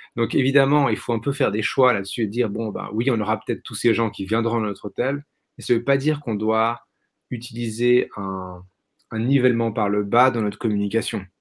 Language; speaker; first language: French; native; French